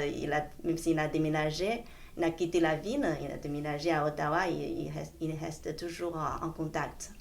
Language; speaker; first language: French; non-native, fluent; Chinese